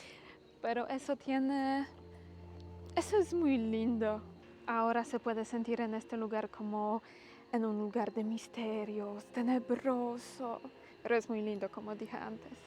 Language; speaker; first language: Spanish; non-native, learner; Polish